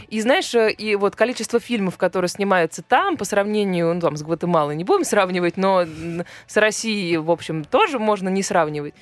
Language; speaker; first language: Russian; native; Russian